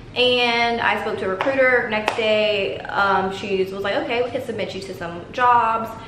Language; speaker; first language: English; native; English